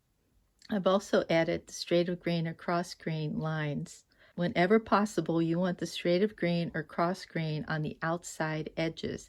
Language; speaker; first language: English; native; English